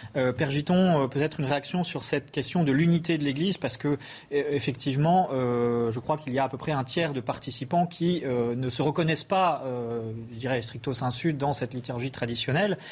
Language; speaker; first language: French; native; French